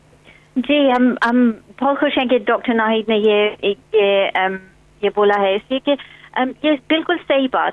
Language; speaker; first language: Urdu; early bilingual, heritage; English